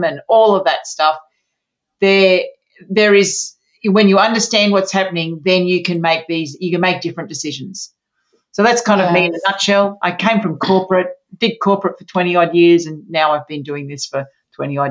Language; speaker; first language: English; native; English